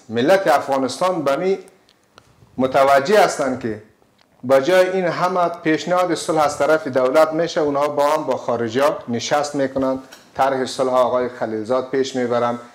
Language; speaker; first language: Persian; native; Persian